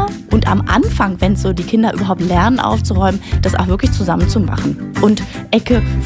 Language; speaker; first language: German; native; German